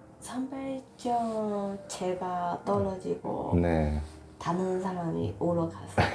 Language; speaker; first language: Korean; non-native, learner; Chinese